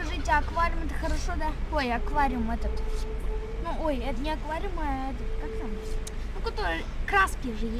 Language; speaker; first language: Russian; non-native, learner; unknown